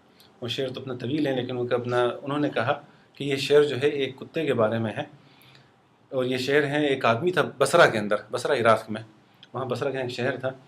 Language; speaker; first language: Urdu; non-native, fluent; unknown